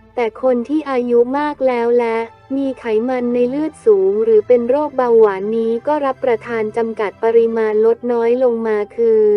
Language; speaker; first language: Thai; native; Thai